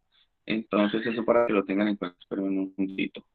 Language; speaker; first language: Spanish; native; Spanish